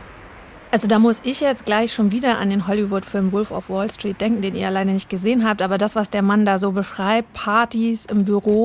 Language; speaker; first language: German; native; German